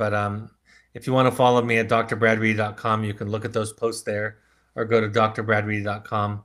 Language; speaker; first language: English; native; English